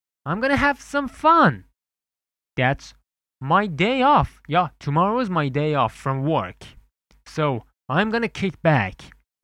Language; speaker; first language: English; non-native, fluent; Persian